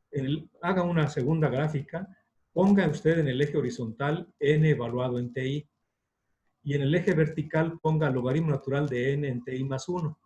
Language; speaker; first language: Spanish; native; Spanish